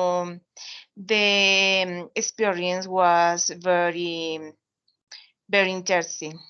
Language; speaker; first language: English; non-native, learner; Spanish